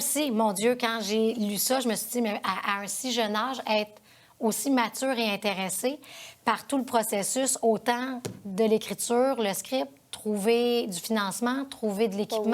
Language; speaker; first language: French; native; French